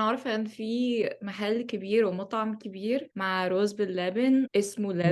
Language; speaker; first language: Egyptian Arabic; non-native, learner; English